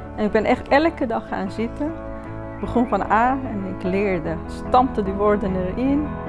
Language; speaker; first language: Dutch; non-native, fluent; Persian